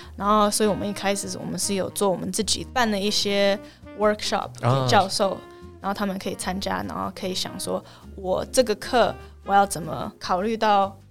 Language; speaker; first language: Chinese; non-native, fluent; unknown